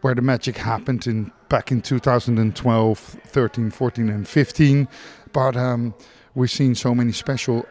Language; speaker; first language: English; non-native, fluent; Dutch